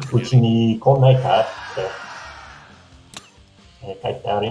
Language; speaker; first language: Japanese; non-native, fluent; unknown